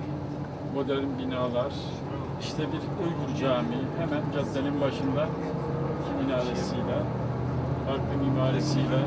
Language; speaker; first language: Turkish; native; Turkish